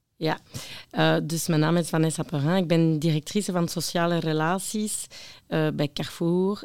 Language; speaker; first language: Dutch; non-native, local second language; French